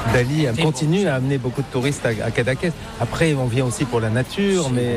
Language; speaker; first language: French; native; French